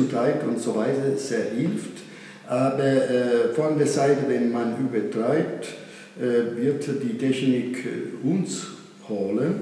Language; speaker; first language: German; non-native, fluent; Italian